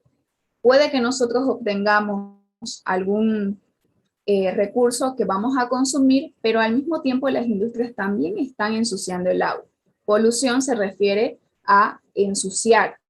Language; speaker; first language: Spanish; native; Spanish